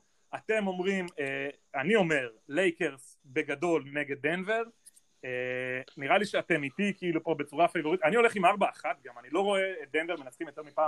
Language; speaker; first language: Hebrew; native; Hebrew